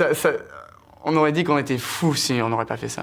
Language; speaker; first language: French; early bilingual, heritage; English